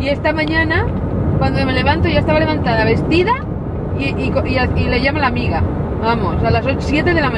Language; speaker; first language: Spanish; native; Spanish